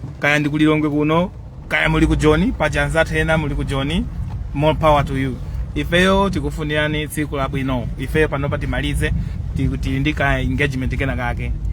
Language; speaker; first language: Nyanja; native; Nyanja